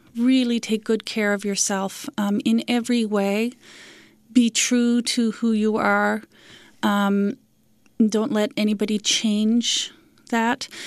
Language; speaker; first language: English; native; English